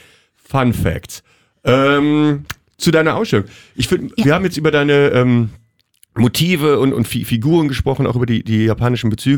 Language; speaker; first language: German; native; German